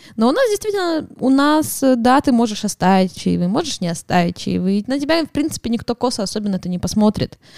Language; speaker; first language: Russian; native; Russian